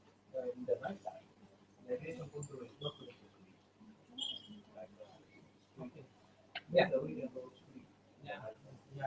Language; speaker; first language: English; non-native, learner; Indonesian